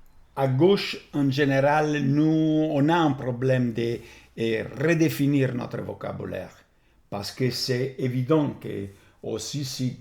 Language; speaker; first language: French; non-native, fluent; Italian